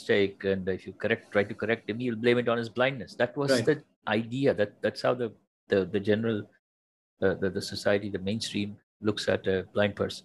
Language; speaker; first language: English; non-native, local second language; Tamil